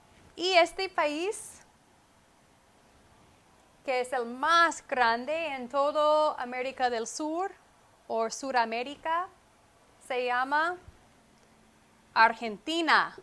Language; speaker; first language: Spanish; non-native, fluent; English